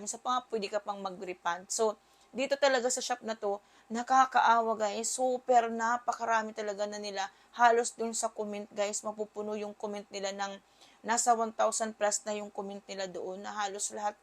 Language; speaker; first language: Filipino; native; Filipino